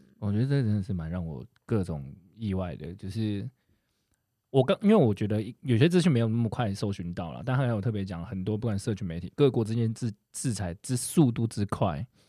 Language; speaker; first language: Chinese; native; Chinese